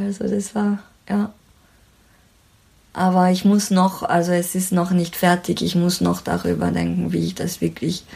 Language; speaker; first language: German; non-native, fluent; French